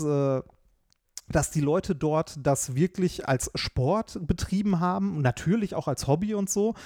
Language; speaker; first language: German; native; German